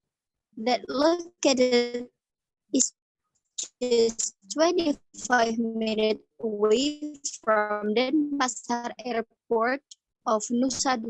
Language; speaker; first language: English; non-native, learner; Indonesian